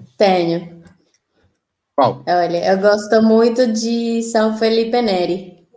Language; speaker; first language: Portuguese; non-native, fluent; Spanish